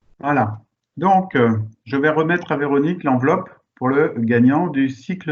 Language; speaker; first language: French; native; French